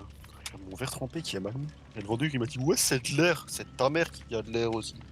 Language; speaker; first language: French; native; French